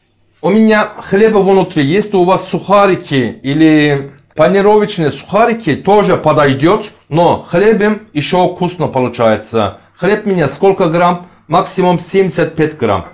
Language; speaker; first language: Russian; non-native, learner; Turkish